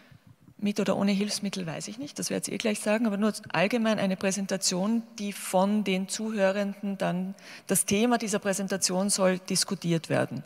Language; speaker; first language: German; native; German